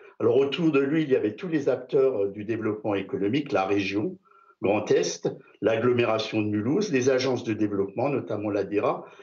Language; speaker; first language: French; native; French